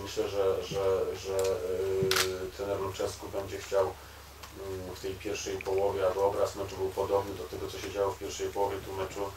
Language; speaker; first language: Polish; native; Polish